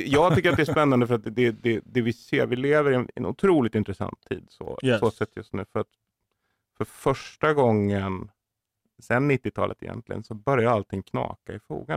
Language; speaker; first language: Swedish; native; Swedish